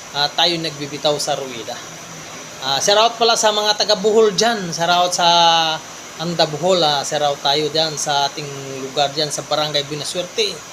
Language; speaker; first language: Filipino; non-native, local second language; Cebuano